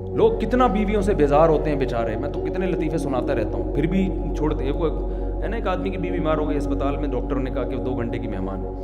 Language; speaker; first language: Urdu; native; Urdu